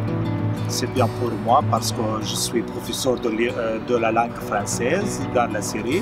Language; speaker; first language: French; non-native, fluent; Arabic